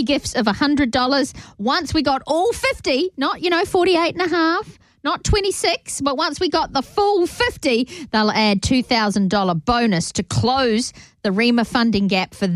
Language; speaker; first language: English; native; English